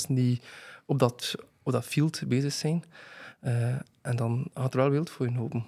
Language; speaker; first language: Dutch; native; Dutch